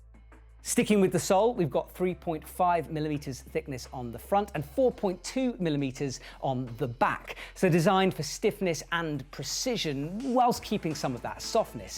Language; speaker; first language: English; native; English